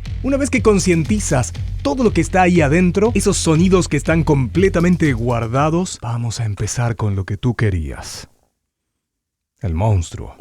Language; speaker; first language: Spanish; native; Spanish